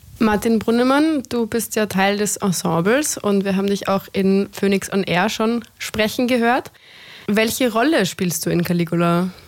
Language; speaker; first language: German; native; German